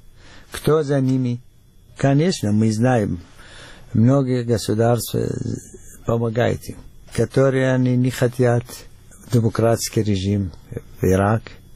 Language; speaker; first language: Russian; non-native, fluent; Arabic